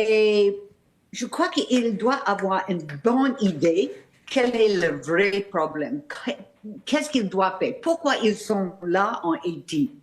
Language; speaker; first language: French; non-native, fluent; English